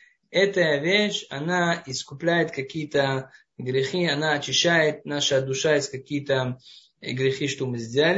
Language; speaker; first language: Russian; non-native, fluent; Hebrew